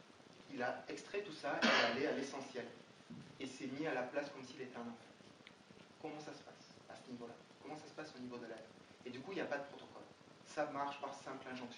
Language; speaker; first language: French; native; French